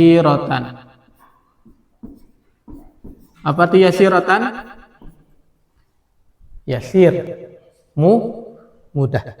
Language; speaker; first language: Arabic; non-native, fluent; Indonesian